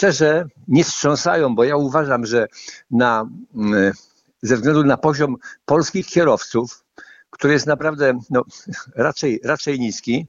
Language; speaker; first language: Polish; native; Polish